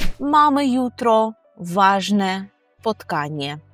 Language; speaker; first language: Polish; non-native, fluent; Ukrainian